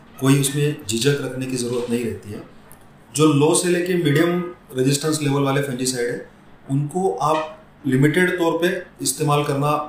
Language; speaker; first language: Hindi; non-native, local second language; Marathi